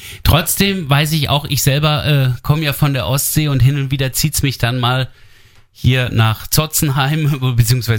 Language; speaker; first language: German; native; German